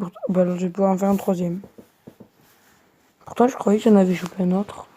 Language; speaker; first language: French; native; French